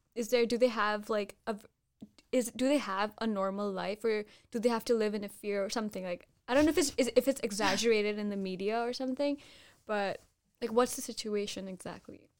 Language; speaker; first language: English; non-native, fluent; Hindi